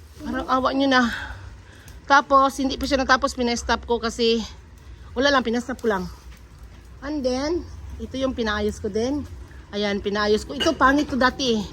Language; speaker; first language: Filipino; non-native, local second language; Cebuano